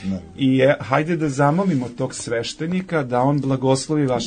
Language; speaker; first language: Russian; non-native, learner; Serbian